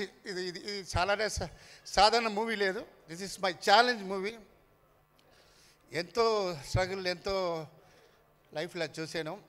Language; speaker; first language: Telugu; non-native, fluent; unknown